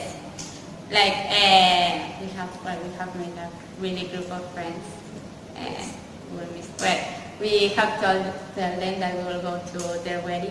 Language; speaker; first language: English; non-native, fluent; Spanish